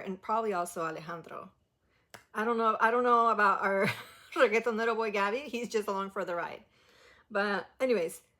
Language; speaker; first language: English; early bilingual, other home language; Spanish